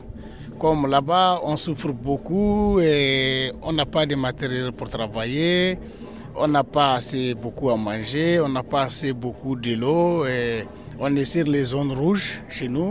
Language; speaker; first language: French; non-native, local second language; Tamasheq